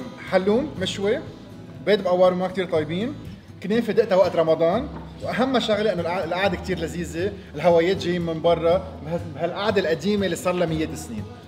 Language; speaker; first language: Arabic; native; Arabic